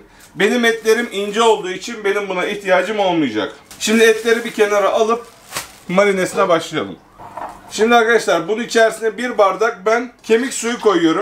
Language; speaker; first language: Turkish; native; Turkish